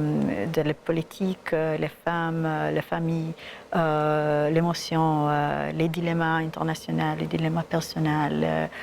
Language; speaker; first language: French; non-native, learner; Hebrew